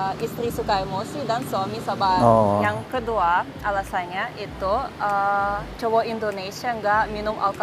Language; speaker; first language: Indonesian; non-native, fluent; Russian